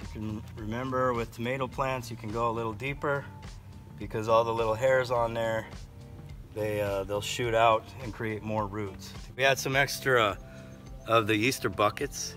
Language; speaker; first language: English; native; English